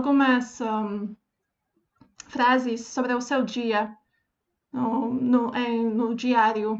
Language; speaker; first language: Portuguese; non-native, fluent; Slovak